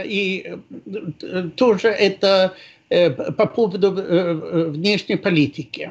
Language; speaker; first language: Russian; non-native, fluent; Swedish